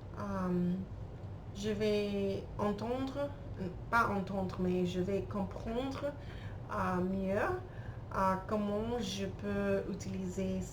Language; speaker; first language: French; non-native, learner; English